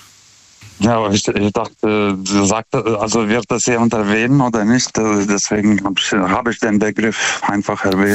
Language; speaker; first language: German; non-native, fluent; Lithuanian